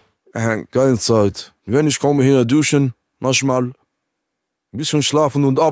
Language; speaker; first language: German; non-native, learner; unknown